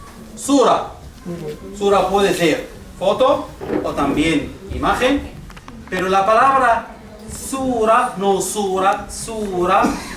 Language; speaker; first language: Spanish; non-native, fluent; Arabic